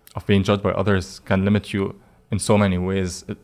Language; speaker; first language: English; non-native, fluent; Arabic